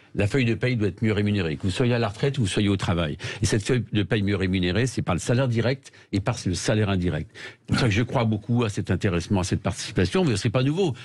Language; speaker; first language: French; native; French